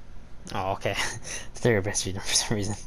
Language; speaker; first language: English; native; English